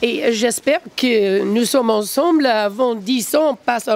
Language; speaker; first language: French; non-native, fluent; English